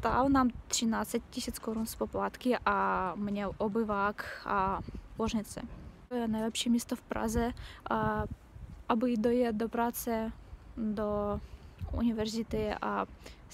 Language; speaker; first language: Czech; non-native, learner; Russian